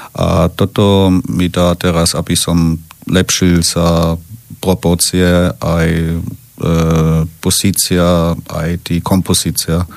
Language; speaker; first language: Slovak; non-native, learner; German